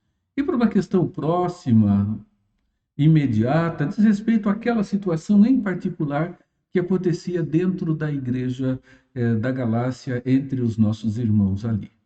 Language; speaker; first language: Portuguese; native; Portuguese